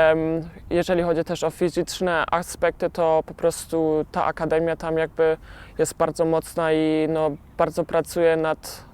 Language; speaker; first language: Polish; early bilingual, heritage; Polish